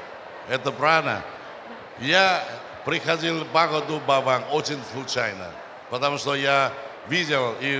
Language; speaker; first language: Russian; non-native, fluent; Vietnamese